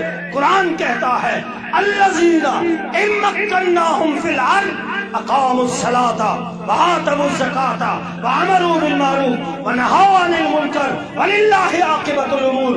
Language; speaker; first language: Urdu; native; Urdu